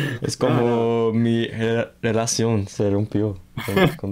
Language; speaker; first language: Spanish; non-native, learner; English